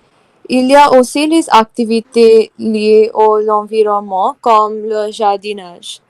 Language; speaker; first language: French; non-native, learner; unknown